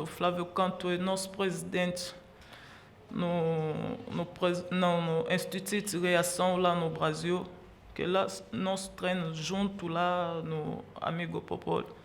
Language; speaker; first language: Portuguese; non-native, learner; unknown